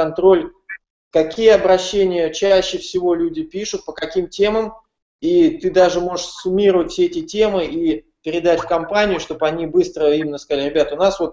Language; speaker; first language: Russian; native; Russian